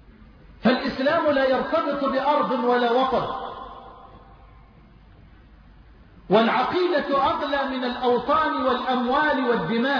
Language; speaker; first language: Arabic; native; Arabic